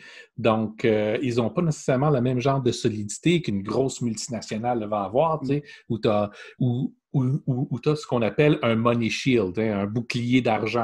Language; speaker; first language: French; native; French